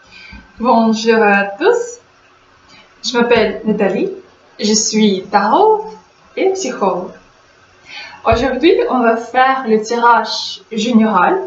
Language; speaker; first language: French; non-native, fluent; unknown